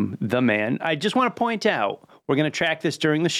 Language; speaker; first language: English; native; English